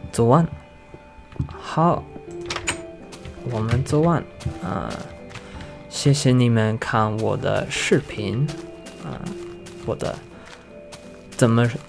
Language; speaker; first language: Chinese; non-native, learner; English